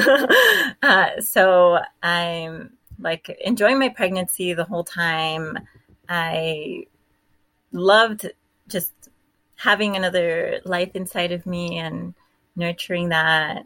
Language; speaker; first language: English; native; English